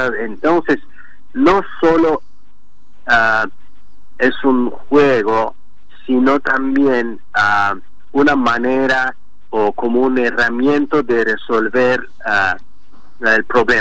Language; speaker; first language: Spanish; non-native, learner; Azerbaijani